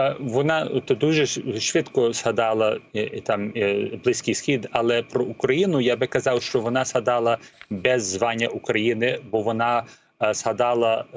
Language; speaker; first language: Ukrainian; early bilingual, heritage; Ukrainian